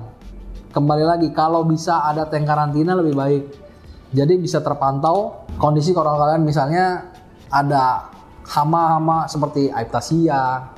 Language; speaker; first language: Indonesian; native; Indonesian